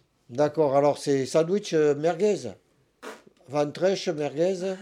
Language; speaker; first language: French; native; French